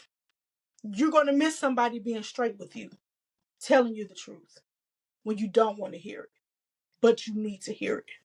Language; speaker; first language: English; native; English